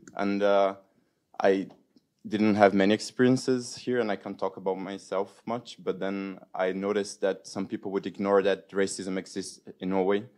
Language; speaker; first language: English; non-native, fluent; Portuguese